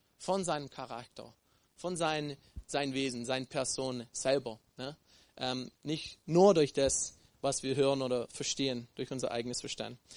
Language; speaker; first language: German; non-native, fluent; English